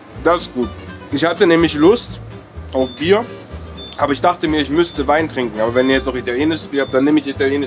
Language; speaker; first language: German; native; German